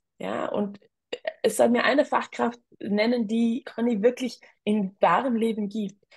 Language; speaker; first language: German; early bilingual, other home language; Tigrinya